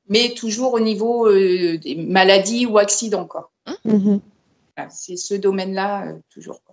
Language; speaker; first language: French; native; French